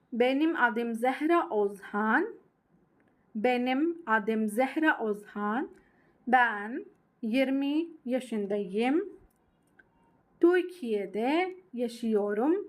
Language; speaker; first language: Turkish; non-native, learner; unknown